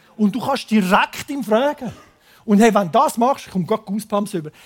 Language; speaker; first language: German; native; German